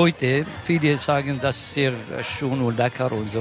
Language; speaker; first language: German; non-native, local second language; Kurdish